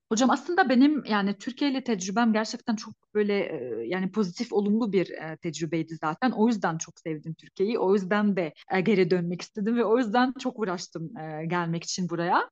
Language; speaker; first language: Turkish; non-native, fluent; Arabic